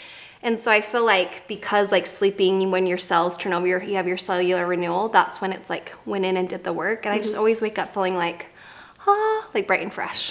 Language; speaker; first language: English; native; English